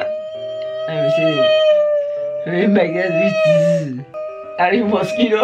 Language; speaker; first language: English; non-native, learner; Turkish